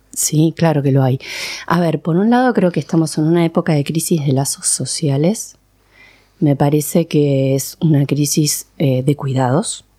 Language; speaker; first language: Spanish; early bilingual, other home language; Persian